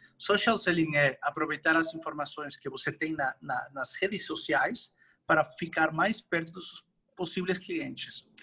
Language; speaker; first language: Portuguese; non-native, fluent; Spanish